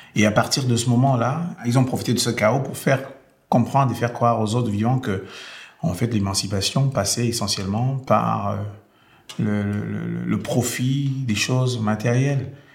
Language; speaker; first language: French; non-native, local second language; Basaa